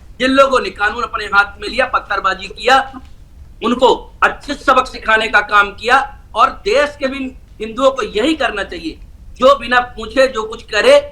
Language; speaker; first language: Hindi; native; Hindi